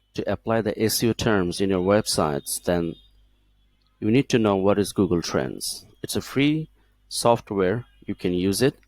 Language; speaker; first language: English; non-native, local second language; Bangla